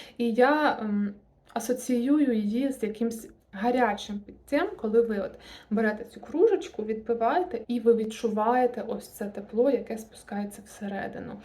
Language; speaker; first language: Ukrainian; non-native, local second language; Russian